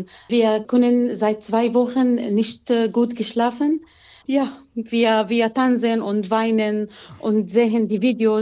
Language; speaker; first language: German; non-native, learner; Arabic